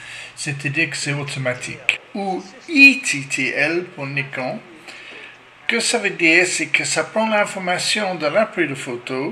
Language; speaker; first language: French; non-native, learner; English